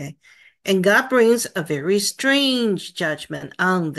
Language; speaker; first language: English; non-native, fluent; Chinese